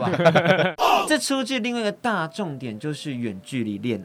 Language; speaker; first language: Chinese; native; Chinese